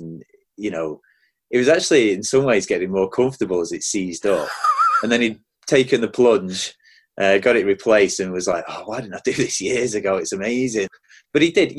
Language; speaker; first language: English; native; English